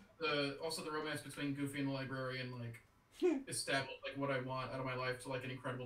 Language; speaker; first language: English; native; English